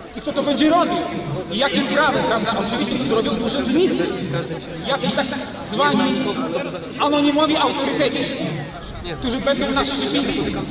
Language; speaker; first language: Polish; non-native, fluent; Russian